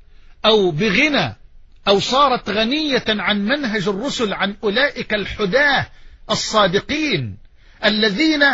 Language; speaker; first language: Arabic; native; Arabic